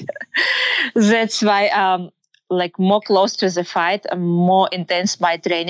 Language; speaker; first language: English; non-native, learner; Russian